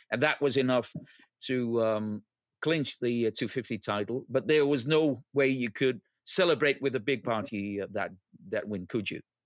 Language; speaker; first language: English; non-native, fluent; Dutch